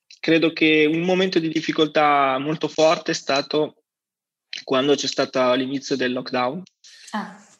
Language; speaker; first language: Italian; native; Italian